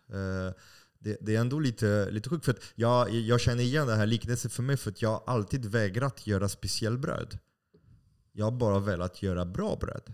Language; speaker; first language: Swedish; non-native, fluent; French